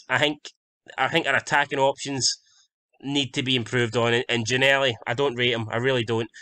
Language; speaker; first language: English; native; English